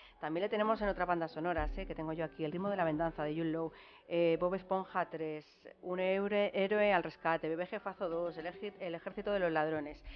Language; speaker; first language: Spanish; native; Spanish